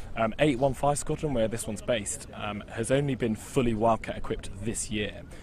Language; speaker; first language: English; native; English